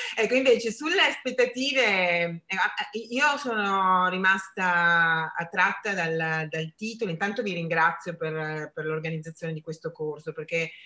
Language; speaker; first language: Italian; native; Italian